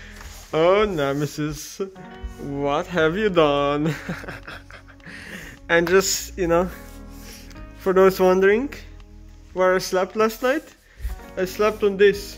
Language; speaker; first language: English; non-native, fluent; Slovenian